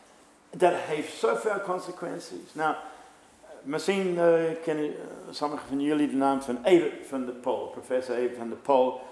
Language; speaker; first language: Dutch; non-native, fluent; English